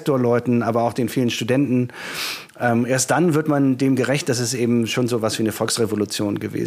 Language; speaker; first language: German; native; German